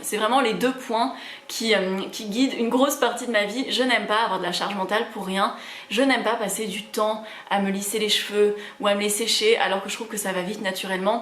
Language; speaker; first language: French; native; French